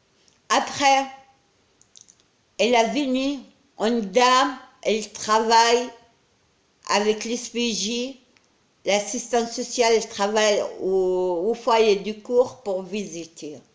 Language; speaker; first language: French; non-native, learner; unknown